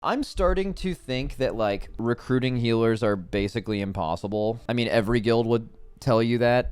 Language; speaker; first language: English; native; English